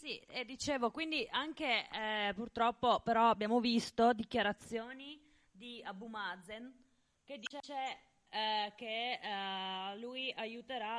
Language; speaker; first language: Italian; native; Italian